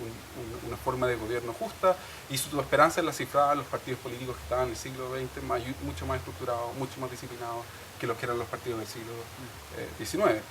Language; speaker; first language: Spanish; native; Spanish